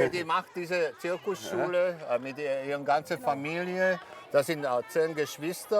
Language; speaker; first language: German; non-native, fluent; Slovak